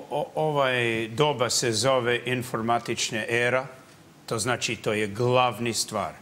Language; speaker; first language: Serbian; early bilingual, heritage; English